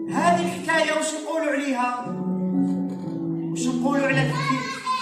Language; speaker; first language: Arabic; native; Arabic